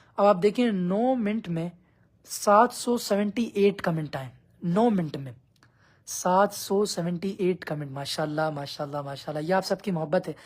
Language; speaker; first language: Urdu; non-native, local second language; Punjabi